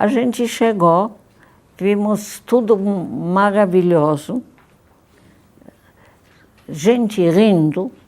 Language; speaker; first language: Portuguese; non-native, fluent; Polish